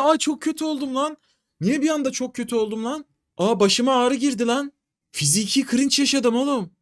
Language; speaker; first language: Turkish; native; Turkish